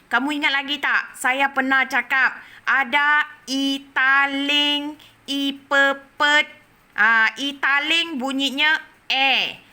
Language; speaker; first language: Malay; native; Malay